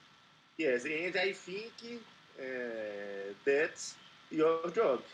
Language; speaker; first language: English; non-native, learner; Portuguese